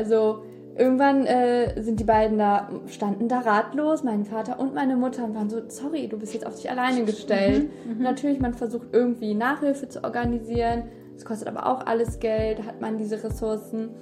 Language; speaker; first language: German; early bilingual, other home language; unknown